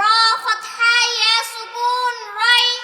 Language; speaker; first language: Arabic; non-native, learner; Bangla